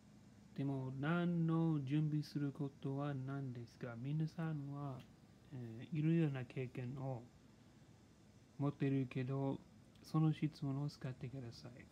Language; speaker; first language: Japanese; non-native, learner; English